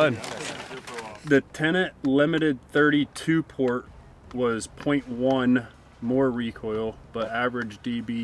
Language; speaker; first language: English; native; English